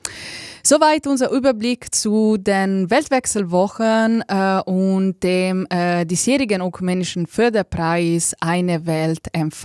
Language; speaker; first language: German; native; German